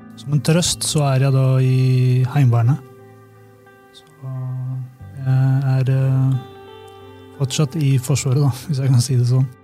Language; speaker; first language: Norwegian; early bilingual, other home language; Albanian